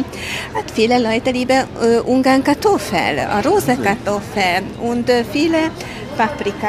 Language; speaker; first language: German; non-native, learner; Hungarian